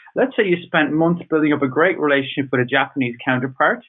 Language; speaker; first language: English; native; English